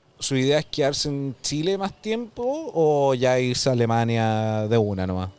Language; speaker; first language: Spanish; native; Spanish